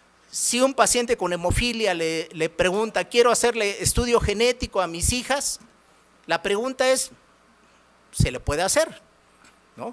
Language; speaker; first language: Spanish; native; Spanish